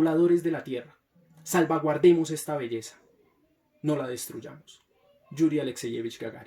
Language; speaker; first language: Spanish; native; Spanish